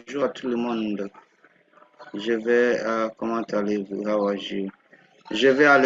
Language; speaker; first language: French; non-native, fluent; Akan